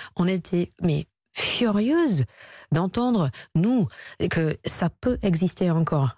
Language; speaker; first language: French; non-native, fluent; English